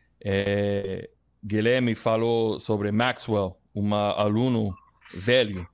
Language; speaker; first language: Portuguese; non-native, learner; English